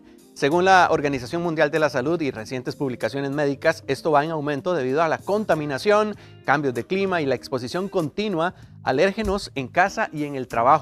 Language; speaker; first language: Spanish; native; Spanish